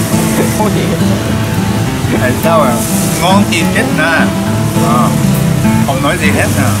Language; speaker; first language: Vietnamese; non-native, learner; Japanese